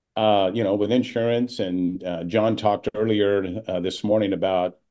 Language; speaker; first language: English; native; English